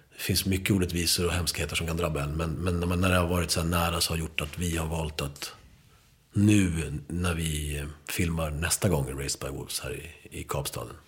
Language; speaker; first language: Swedish; early bilingual, other home language; Spanish